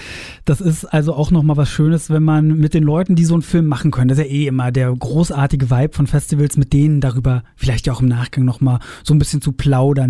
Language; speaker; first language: German; native; German